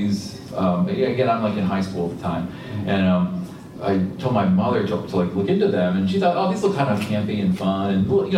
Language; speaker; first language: English; native; English